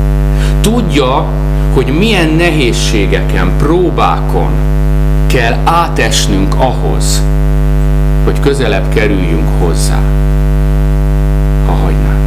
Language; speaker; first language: Hungarian; native; Hungarian